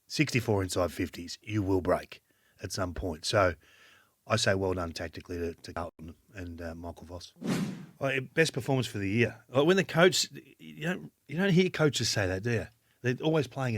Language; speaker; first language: English; native; English